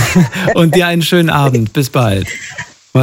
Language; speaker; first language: German; native; German